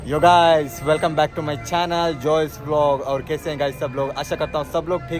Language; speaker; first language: Hindi; non-native, local second language; Kannada